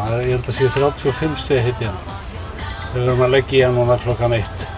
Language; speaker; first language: Icelandic; native; Icelandic